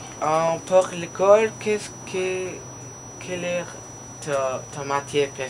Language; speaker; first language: French; non-native, learner; Spanish